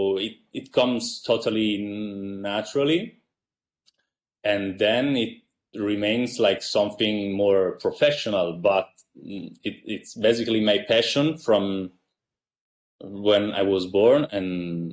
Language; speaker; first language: English; non-native, fluent; Italian